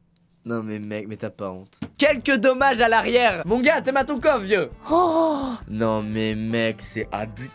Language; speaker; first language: French; native; French